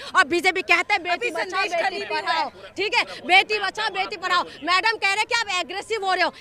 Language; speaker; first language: Hindi; non-native, local second language; Assamese